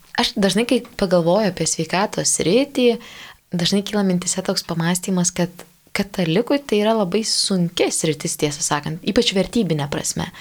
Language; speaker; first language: Lithuanian; native; Lithuanian